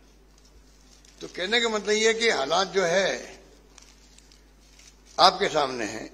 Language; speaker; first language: Hindi; native; Hindi